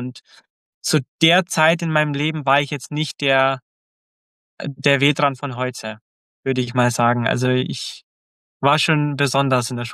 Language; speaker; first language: German; early bilingual, other home language; Croatian